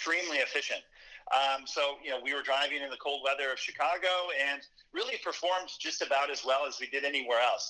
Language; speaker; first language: English; native; English